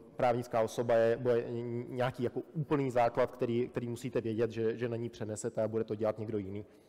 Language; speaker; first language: Czech; early bilingual, other home language; Russian